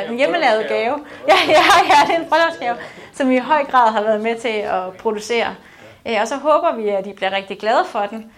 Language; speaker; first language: Danish; native; Danish